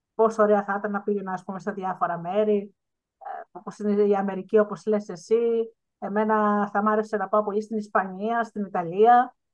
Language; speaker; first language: Greek; native; Greek